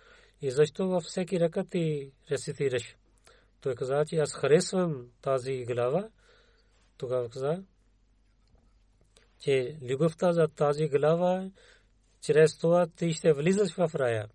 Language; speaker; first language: Bulgarian; non-native, learner; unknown